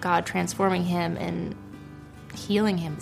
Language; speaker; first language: English; native; English